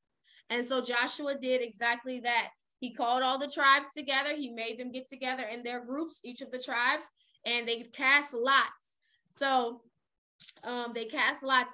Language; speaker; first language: English; native; English